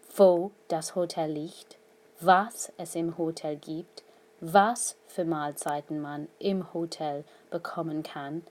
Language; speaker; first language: German; non-native, fluent; English